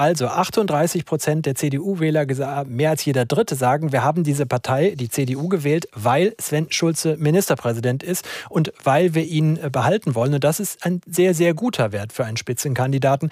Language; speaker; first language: German; native; German